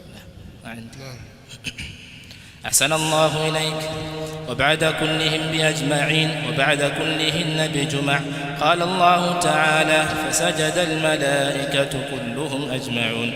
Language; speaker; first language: Arabic; non-native, fluent; Swahili